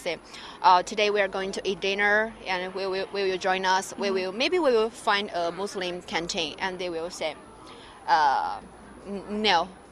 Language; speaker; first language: English; non-native, learner; Chinese